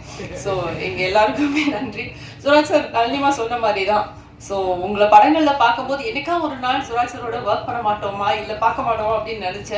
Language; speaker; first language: Tamil; native; Tamil